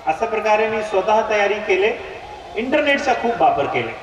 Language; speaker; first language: Marathi; non-native, local second language; Hindi